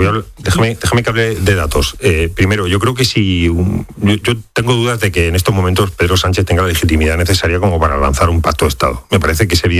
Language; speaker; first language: Spanish; native; Spanish